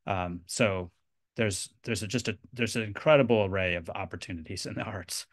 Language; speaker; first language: English; native; English